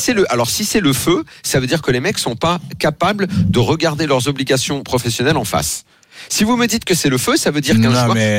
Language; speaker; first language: French; native; French